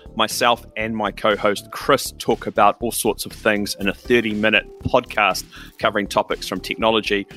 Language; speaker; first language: English; native; English